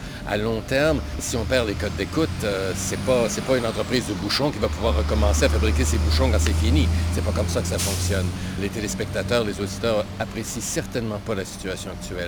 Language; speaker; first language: French; native; French